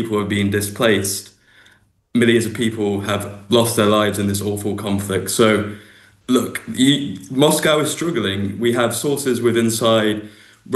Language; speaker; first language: English; native; English